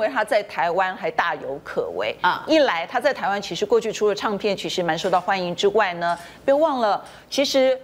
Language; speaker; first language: Chinese; native; Chinese